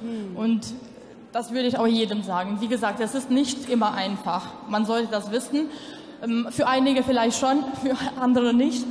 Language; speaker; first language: German; non-native, local second language; Albanian